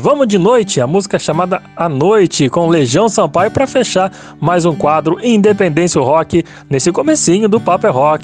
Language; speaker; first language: Portuguese; native; Portuguese